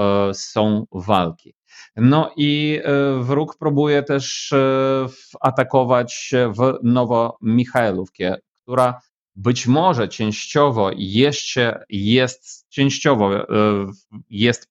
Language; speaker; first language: Polish; non-native, fluent; Ukrainian